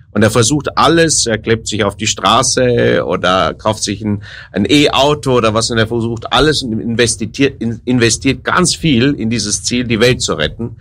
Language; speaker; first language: German; native; German